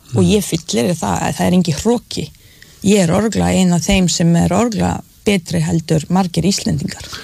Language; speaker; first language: Icelandic; non-native, fluent; Bosnian